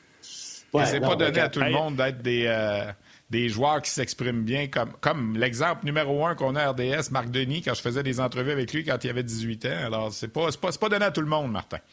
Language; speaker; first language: French; native; French